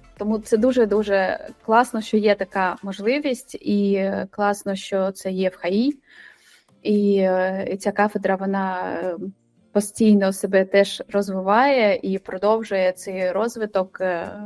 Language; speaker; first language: Ukrainian; non-native, local second language; Russian